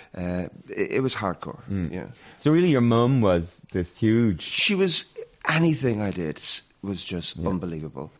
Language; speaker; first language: English; native; English